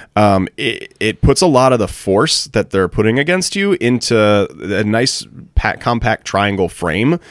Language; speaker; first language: English; native; English